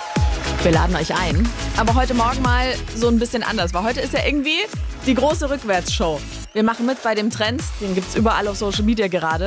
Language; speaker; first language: German; native; German